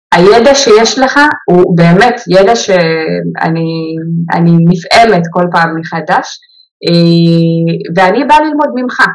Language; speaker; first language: Hebrew; early bilingual, other home language; Amharic